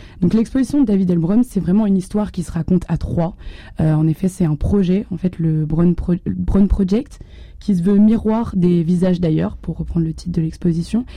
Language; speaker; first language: French; native; French